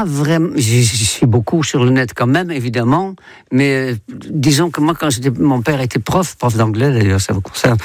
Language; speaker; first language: French; non-native, fluent; Dutch